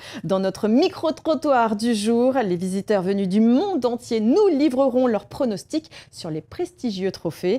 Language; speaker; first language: French; native; French